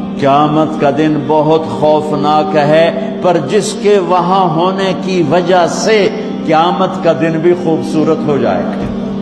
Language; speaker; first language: Urdu; non-native, local second language; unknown